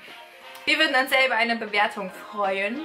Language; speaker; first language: German; native; German